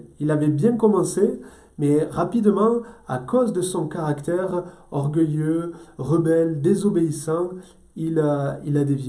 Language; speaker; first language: French; native; French